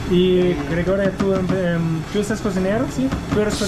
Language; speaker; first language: Spanish; non-native, learner; German